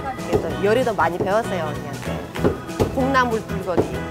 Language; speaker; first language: Korean; non-native, fluent; Russian